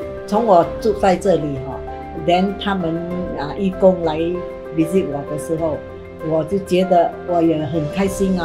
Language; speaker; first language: Chinese; non-native, local second language; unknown